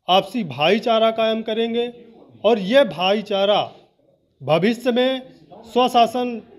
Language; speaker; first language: Hindi; native; Hindi